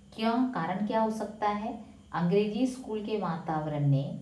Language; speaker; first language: Hindi; non-native, local second language; Malayalam